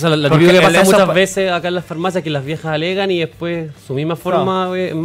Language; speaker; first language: Spanish; native; Spanish